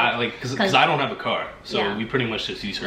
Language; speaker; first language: English; native; English